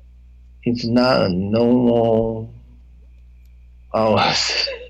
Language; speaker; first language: English; non-native, learner; Chinese